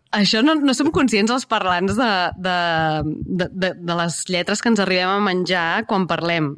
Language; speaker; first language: Catalan; native; Catalan